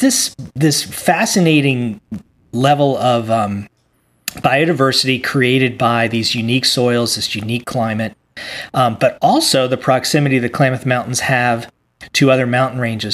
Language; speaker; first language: English; native; English